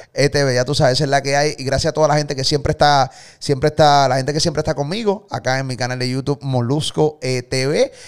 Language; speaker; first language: Spanish; native; Spanish